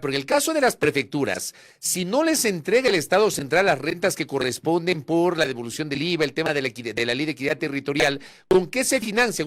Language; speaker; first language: Spanish; native; Spanish